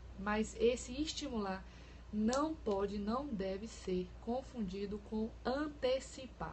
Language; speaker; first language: Portuguese; native; Portuguese